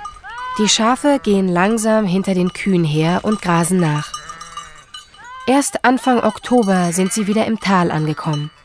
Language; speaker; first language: German; native; German